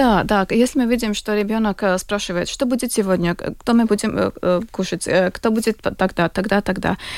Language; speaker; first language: Russian; non-native, local second language; Latvian